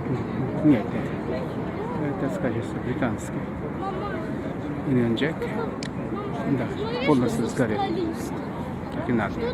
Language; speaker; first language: Russian; non-native, fluent; Bangla